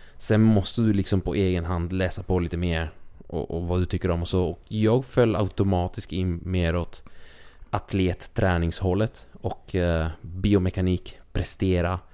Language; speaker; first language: Swedish; early bilingual, other home language; Spanish